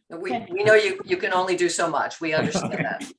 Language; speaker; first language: English; native; English